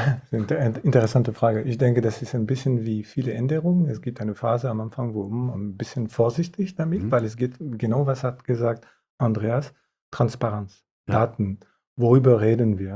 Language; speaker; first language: German; non-native, fluent; French